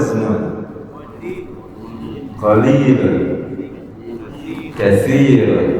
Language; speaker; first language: Arabic; non-native, fluent; Indonesian